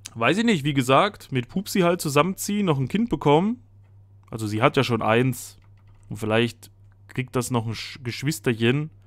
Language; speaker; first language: German; native; German